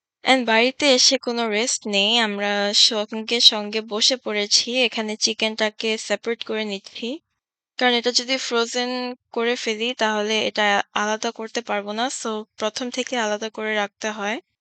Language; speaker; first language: Bangla; early bilingual, heritage; Bangla